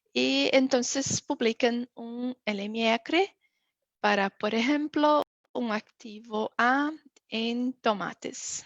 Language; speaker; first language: Spanish; non-native, fluent; Portuguese